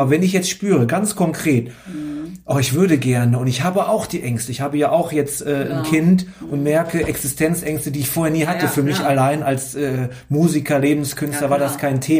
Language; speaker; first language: German; native; German